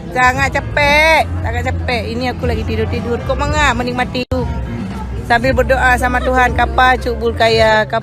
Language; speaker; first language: Malay; non-native, local second language; Achinese